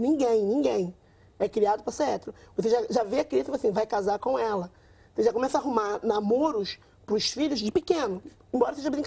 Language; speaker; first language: Portuguese; native; Portuguese